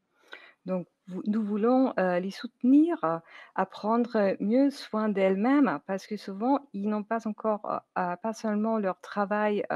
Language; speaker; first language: French; non-native, fluent; German